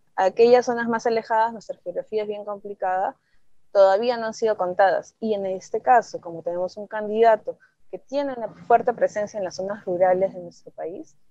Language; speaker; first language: Spanish; native; Spanish